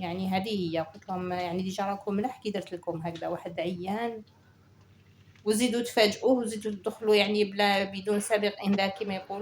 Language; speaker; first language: Arabic; native; Arabic